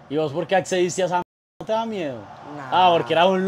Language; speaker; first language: Spanish; native; Spanish